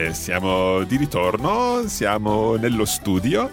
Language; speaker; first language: Italian; non-native, fluent; English